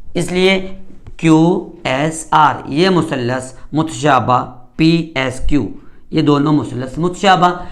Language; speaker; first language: Urdu; native; Urdu